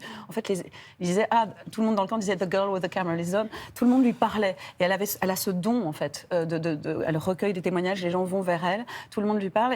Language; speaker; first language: French; native; French